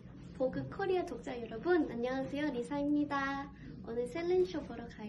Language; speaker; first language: Korean; non-native, fluent; Thai